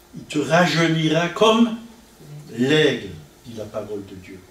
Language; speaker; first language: French; non-native, fluent; Italian